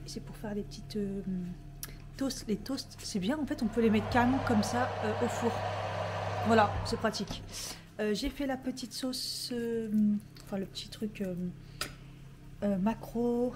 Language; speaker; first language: French; native; French